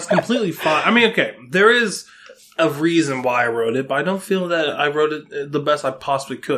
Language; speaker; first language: English; native; English